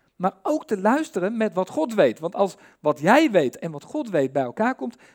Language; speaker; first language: Dutch; native; Dutch